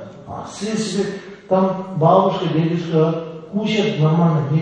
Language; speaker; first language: Russian; non-native, learner; Tibetan